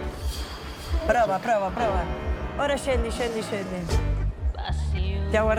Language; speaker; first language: Italian; non-native, fluent; Spanish